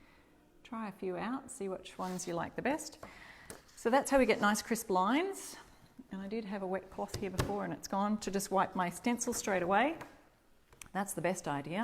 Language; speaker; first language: English; native; English